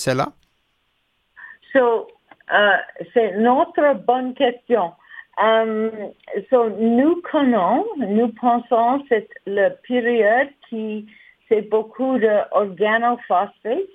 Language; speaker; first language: French; non-native, learner; English